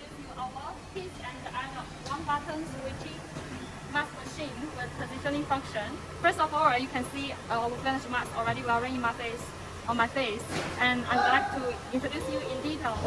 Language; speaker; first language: English; non-native, learner; Chinese